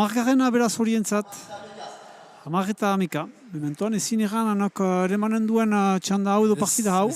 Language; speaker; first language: Basque; native; Basque